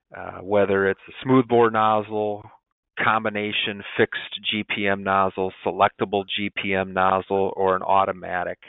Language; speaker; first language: English; native; English